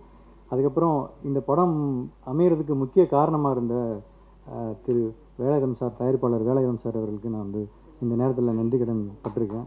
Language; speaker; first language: Tamil; native; Tamil